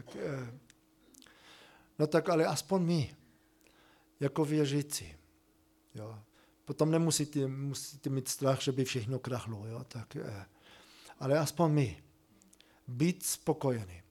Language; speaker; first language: Czech; non-native, fluent; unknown